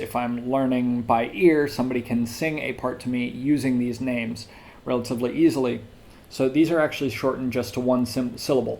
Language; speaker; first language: English; native; English